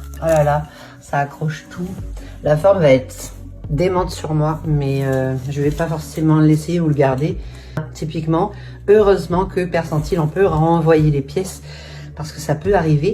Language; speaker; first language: French; native; French